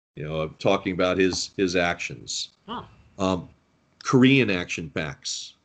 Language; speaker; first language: English; native; English